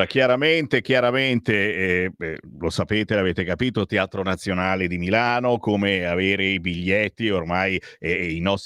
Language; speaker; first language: Italian; native; Italian